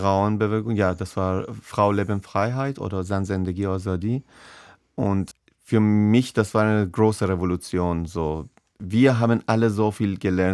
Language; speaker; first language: German; non-native, learner; Persian